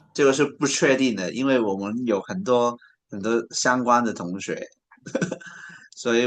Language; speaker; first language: Chinese; non-native, local second language; Cantonese